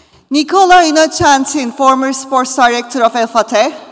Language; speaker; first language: English; non-native, fluent; Turkish